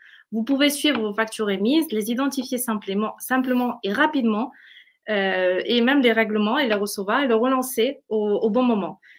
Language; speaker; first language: French; native; French